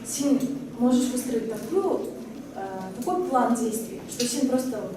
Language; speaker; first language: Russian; non-native, local second language; Tatar